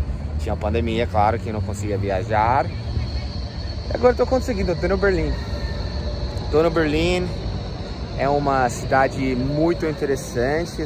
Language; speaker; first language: Portuguese; non-native, fluent; English